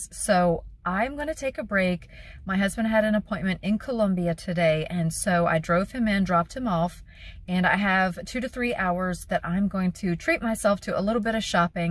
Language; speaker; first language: English; native; English